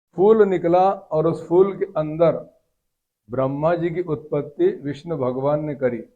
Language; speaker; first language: Hindi; non-native, local second language; Marathi